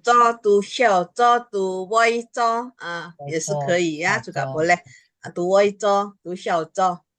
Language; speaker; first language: Chinese; early bilingual, heritage; Chinese